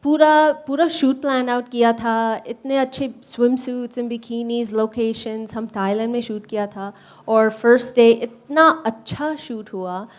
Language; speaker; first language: Hindi; early bilingual, heritage; Punjabi